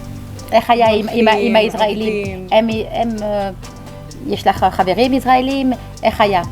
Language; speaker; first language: Hebrew; non-native, learner; French